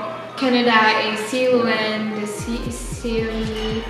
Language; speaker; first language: French; non-native, learner; English